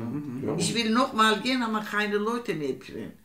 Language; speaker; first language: German; non-native, learner; Turkish